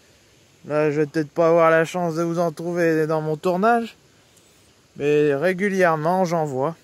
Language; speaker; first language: French; native; French